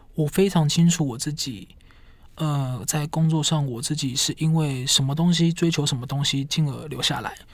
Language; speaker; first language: Chinese; native; Chinese